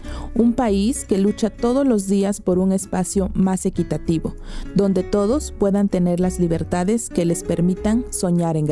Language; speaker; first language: Spanish; native; Spanish